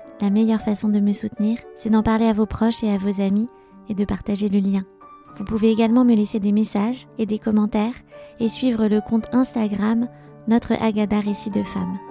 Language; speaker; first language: French; native; French